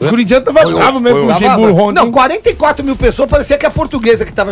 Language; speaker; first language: Portuguese; native; Portuguese